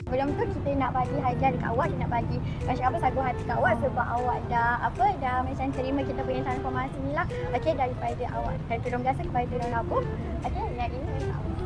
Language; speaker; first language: Malay; native; Malay